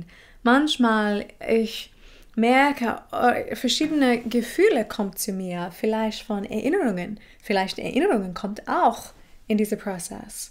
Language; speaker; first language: German; non-native, fluent; English